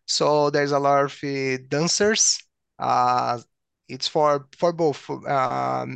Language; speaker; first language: English; non-native, learner; Portuguese